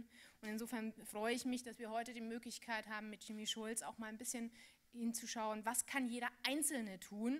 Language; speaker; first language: German; native; German